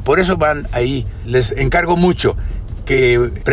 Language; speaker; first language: Spanish; native; Spanish